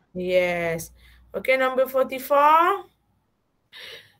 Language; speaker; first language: English; non-native, fluent; Malay